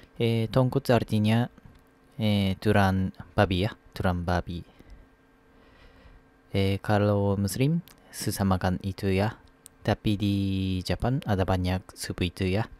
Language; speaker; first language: Indonesian; non-native, learner; Japanese